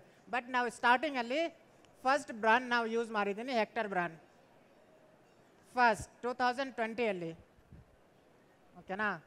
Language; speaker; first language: Kannada; non-native, local second language; Hindi